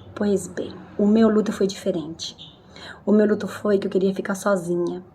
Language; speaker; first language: Portuguese; non-native, fluent; Spanish